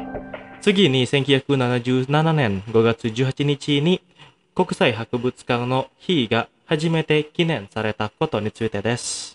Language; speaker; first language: Japanese; non-native, fluent; Indonesian